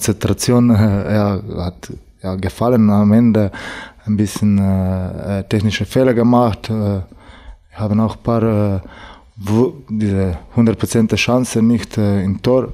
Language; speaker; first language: German; non-native, learner; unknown